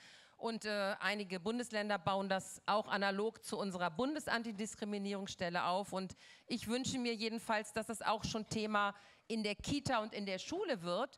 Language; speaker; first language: German; native; German